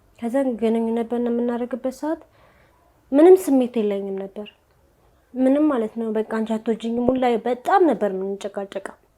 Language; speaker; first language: Amharic; native; Amharic